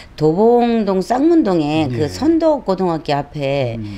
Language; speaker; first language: Korean; native; Korean